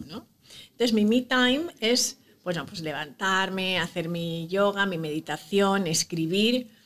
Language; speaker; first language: Spanish; native; Spanish